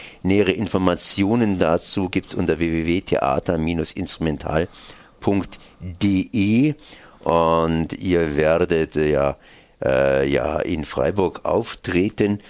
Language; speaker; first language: German; native; German